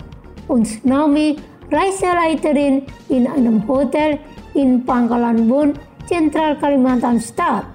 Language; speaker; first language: German; non-native, fluent; Indonesian